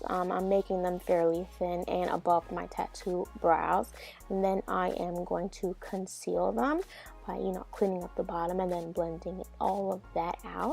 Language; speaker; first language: English; native; English